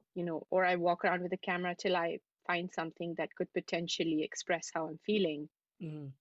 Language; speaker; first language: English; non-native, local second language; Hindi